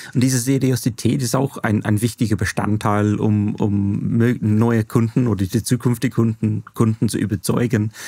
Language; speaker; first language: German; non-native, fluent; English